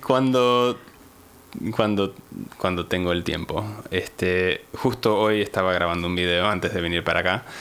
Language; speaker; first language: Spanish; native; Spanish